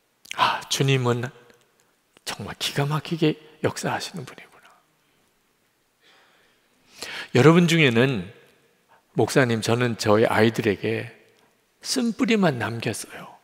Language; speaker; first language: Korean; native; Korean